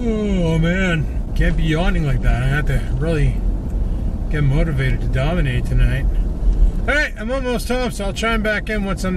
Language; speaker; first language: English; native; English